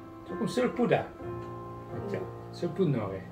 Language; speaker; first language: Korean; non-native, learner; Dutch